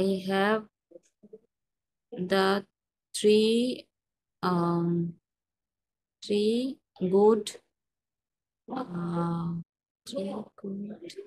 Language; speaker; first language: English; non-native, local second language; Bangla